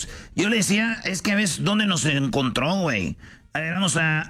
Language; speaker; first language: Spanish; native; Spanish